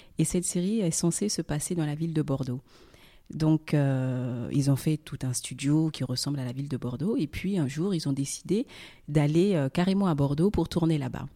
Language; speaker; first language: French; early bilingual, other home language; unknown